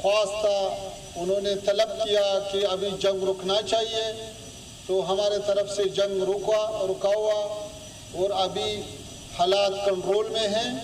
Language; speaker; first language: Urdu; non-native, fluent; Pashto